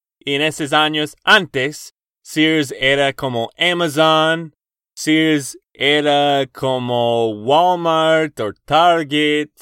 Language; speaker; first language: Spanish; non-native, learner; English